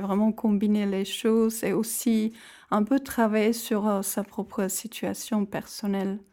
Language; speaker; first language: French; non-native, fluent; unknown